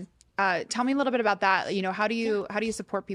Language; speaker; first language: English; native; English